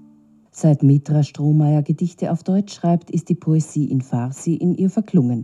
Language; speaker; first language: German; native; German